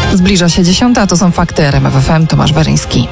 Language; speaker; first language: Polish; native; Polish